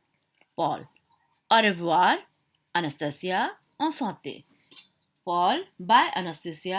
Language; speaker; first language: French; non-native, fluent; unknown